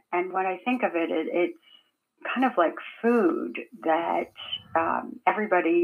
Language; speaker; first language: English; native; English